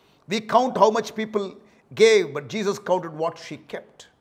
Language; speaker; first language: English; non-native, local second language; Tamil